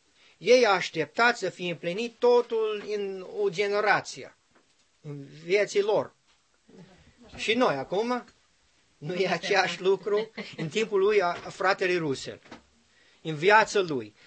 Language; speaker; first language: Romanian; non-native, learner; English